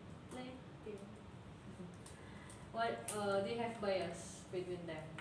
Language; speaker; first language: English; non-native, learner; Indonesian